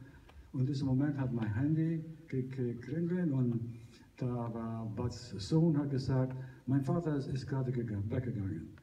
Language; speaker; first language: German; non-native, learner; Italian